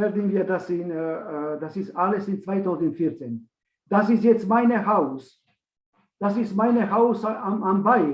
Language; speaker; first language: German; non-native, learner; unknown